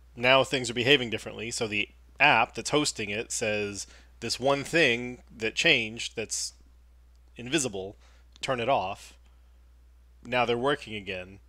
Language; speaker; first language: English; native; English